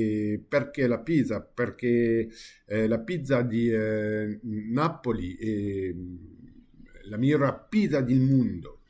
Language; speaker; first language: Italian; non-native, learner; French